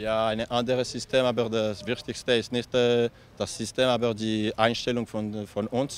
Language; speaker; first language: German; non-native, local second language; French